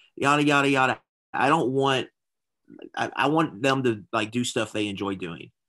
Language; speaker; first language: English; native; English